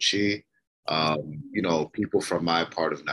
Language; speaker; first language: English; native; English